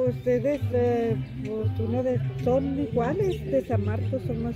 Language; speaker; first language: Spanish; native; Spanish